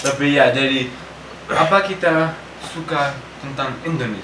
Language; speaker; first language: Indonesian; early bilingual, other home language; English